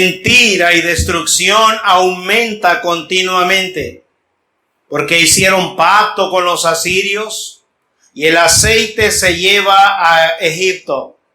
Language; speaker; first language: Spanish; native; Spanish